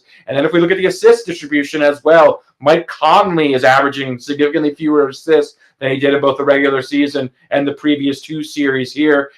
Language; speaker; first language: English; native; English